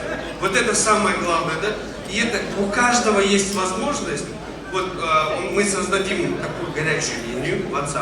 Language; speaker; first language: Russian; non-native, local second language; Kyrgyz